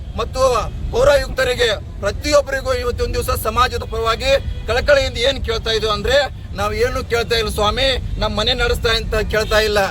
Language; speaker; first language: Kannada; non-native, local second language; Lambadi